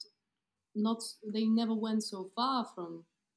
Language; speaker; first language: English; non-native, fluent; Kazakh